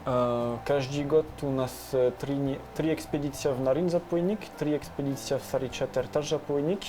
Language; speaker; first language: Russian; non-native, learner; French